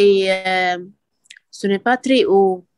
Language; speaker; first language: French; non-native, learner; Arabic